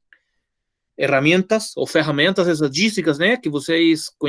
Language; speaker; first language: Portuguese; non-native, fluent; Spanish